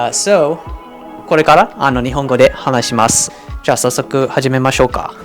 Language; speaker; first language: Japanese; non-native, fluent; English